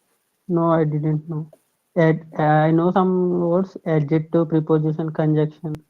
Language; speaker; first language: English; non-native, learner; Telugu